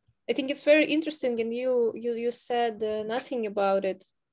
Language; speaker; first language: English; non-native, fluent; Russian